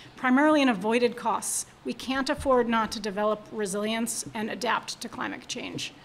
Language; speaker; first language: English; native; English